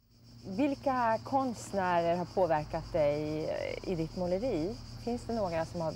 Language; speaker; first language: Swedish; native; Swedish